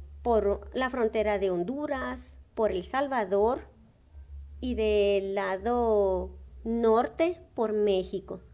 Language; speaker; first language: Spanish; native; Spanish